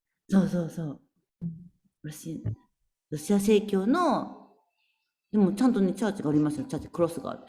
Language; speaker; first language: Japanese; native; Japanese